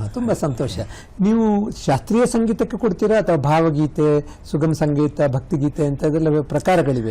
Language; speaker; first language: Kannada; native; Kannada